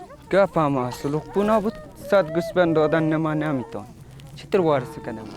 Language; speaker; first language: Persian; non-native, local second language; Kyrgyz